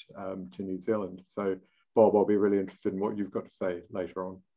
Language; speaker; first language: English; native; English